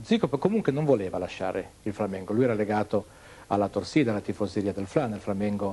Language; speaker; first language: Italian; native; Italian